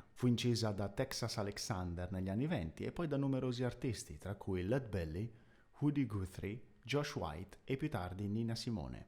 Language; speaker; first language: Italian; native; Italian